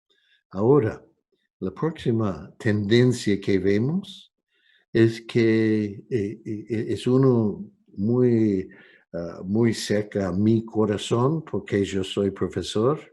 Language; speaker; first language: Spanish; non-native, fluent; English